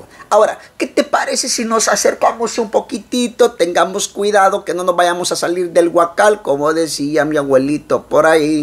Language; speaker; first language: Spanish; native; Spanish